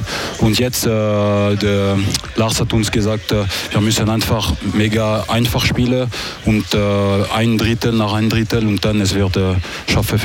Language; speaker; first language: German; non-native, local second language; French